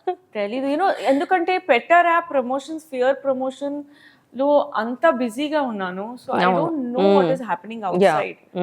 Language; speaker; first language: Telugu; non-native, local second language; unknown